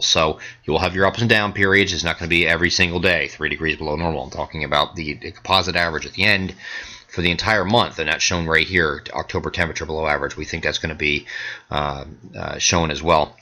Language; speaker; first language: English; native; English